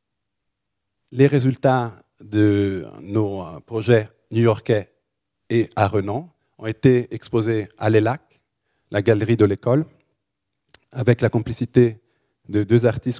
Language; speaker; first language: French; native; French